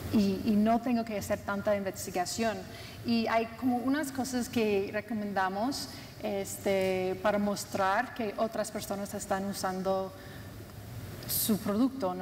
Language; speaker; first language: Spanish; non-native, fluent; English